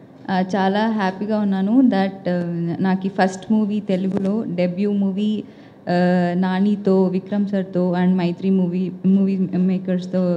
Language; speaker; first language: Telugu; non-native, learner; Tamil